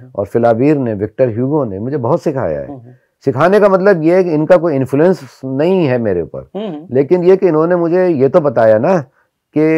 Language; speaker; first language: Hindi; native; Hindi